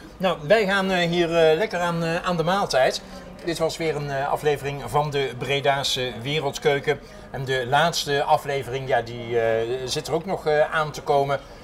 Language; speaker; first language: Dutch; native; Dutch